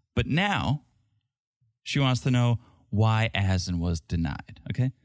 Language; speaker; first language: English; early bilingual, other home language; Russian